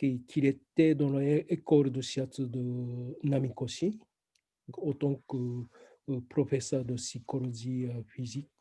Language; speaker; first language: French; non-native, fluent; Japanese